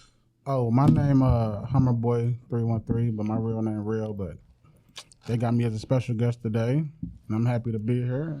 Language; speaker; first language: English; native; English